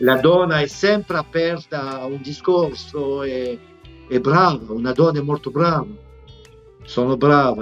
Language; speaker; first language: Italian; non-native, fluent; French